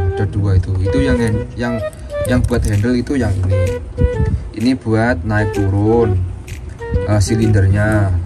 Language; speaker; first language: Indonesian; native; Indonesian